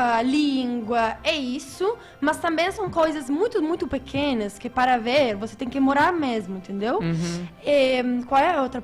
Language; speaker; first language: Portuguese; non-native, fluent; Italian